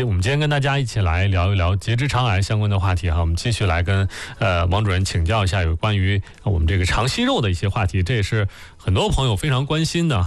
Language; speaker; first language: Chinese; native; Chinese